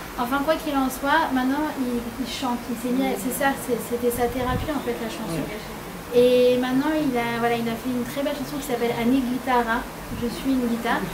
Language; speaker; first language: French; native; French